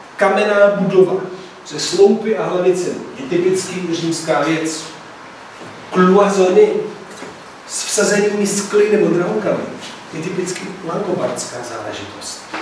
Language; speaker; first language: Czech; non-native, fluent; Italian